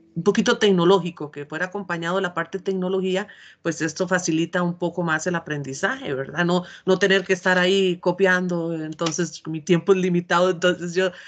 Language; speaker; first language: Spanish; native; Spanish